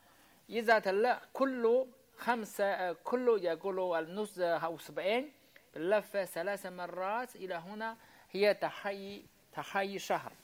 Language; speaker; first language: Arabic; non-native, learner; Chinese